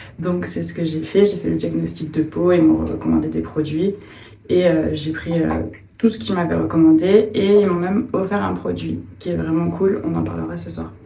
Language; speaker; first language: French; native; French